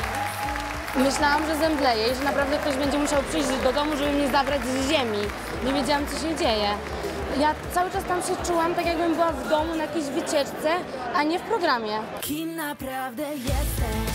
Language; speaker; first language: Polish; native; Polish